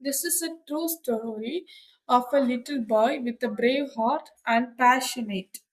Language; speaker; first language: English; non-native, local second language; Tamil